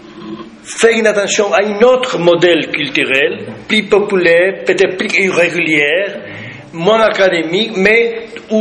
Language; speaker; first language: French; non-native, fluent; Spanish